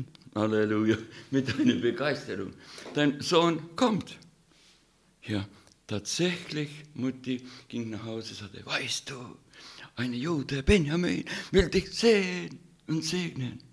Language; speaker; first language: German; non-native, fluent; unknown